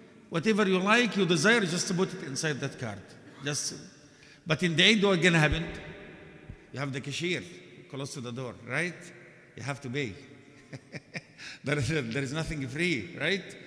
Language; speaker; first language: English; non-native, fluent; Arabic